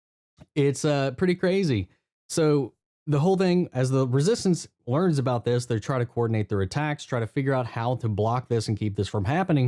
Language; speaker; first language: English; native; English